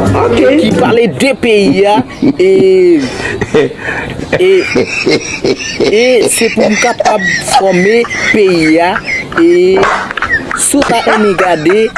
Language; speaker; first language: French; non-native, learner; Haitian Creole